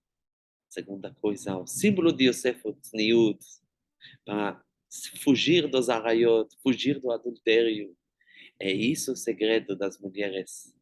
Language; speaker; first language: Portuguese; non-native, fluent; Hebrew